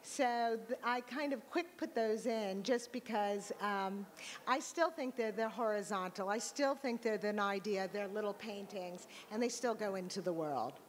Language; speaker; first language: English; native; English